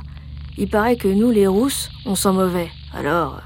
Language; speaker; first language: French; native; French